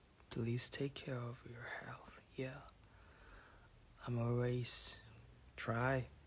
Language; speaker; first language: English; non-native, learner; Korean